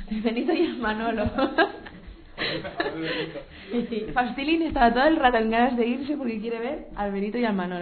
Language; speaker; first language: Spanish; native; Spanish